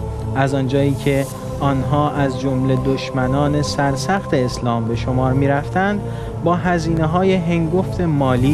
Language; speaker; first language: Persian; native; Persian